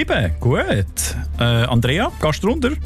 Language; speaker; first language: German; native; German